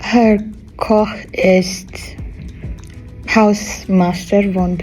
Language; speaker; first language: German; non-native, learner; Amharic